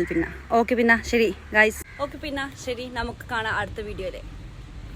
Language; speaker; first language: Malayalam; non-native, local second language; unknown